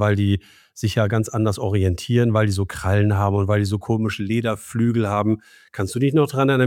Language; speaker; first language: German; native; German